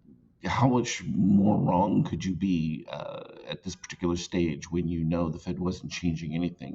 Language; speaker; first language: English; native; English